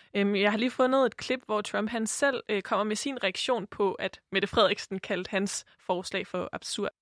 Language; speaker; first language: Danish; native; Danish